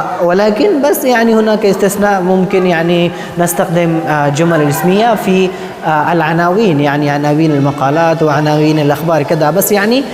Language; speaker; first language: Arabic; non-native, fluent; Urdu